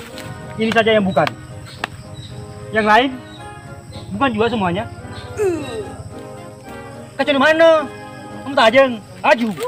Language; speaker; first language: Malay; non-native, local second language; Buginese